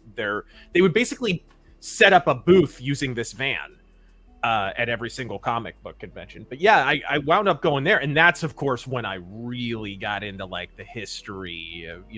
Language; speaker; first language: English; native; English